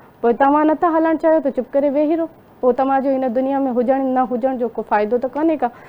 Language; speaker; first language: Sindhi; non-native, local second language; Urdu